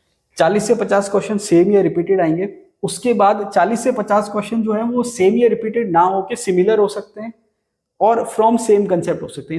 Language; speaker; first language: Hindi; native; Hindi